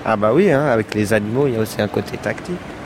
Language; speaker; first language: French; native; French